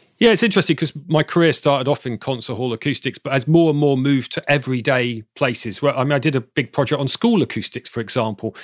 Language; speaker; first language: English; native; English